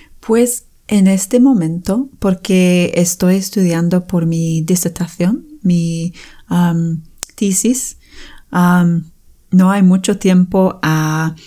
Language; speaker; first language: Spanish; non-native, fluent; English